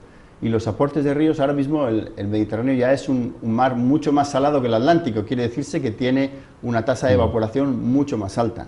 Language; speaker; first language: Spanish; native; Spanish